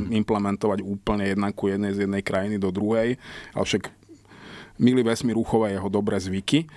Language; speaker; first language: Slovak; non-native, local second language; Hungarian